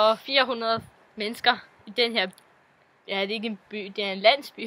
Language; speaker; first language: Danish; non-native, local second language; Faroese